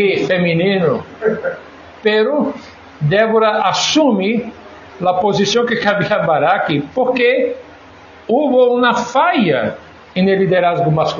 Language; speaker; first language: Spanish; non-native, fluent; Portuguese